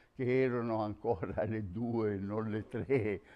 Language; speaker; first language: Italian; native; Italian